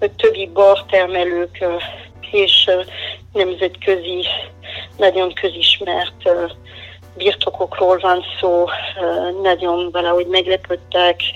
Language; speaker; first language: Hungarian; non-native, fluent; French